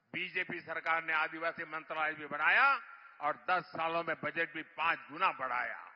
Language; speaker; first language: Hindi; non-native, local second language; Gujarati